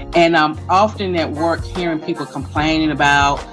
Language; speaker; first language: English; native; English